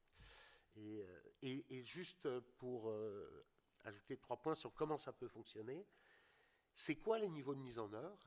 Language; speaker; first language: French; native; French